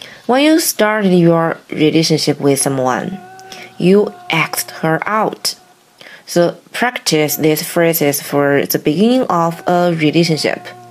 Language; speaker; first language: English; non-native, fluent; Chinese